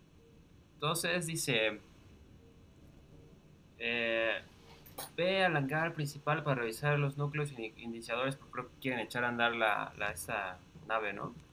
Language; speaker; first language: Spanish; native; Spanish